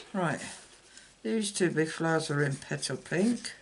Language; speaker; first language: English; native; English